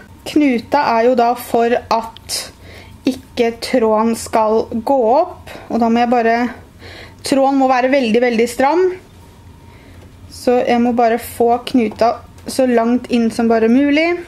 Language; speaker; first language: Norwegian; native; Norwegian